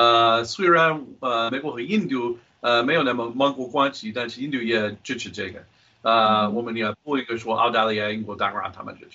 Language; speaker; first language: Chinese; non-native, fluent; English